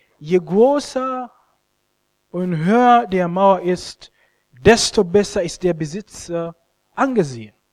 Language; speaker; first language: German; non-native, fluent; Ganda